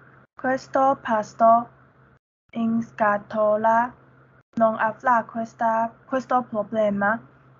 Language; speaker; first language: Italian; non-native, learner; Chinese